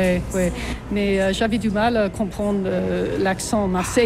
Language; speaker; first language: French; non-native, fluent; English